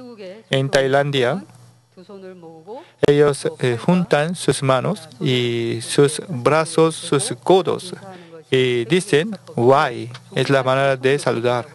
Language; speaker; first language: Spanish; non-native, learner; Korean